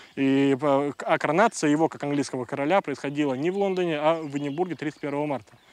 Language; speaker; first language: Russian; non-native, fluent; English